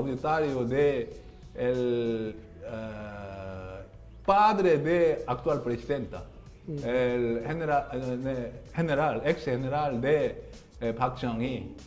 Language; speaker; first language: Spanish; non-native, learner; Korean